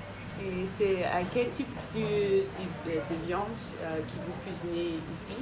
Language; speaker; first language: French; non-native, fluent; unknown